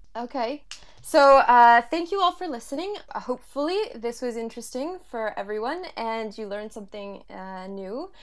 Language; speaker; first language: English; early bilingual, other home language; Polish